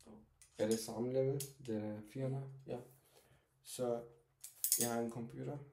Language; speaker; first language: Danish; non-native, learner; Turkish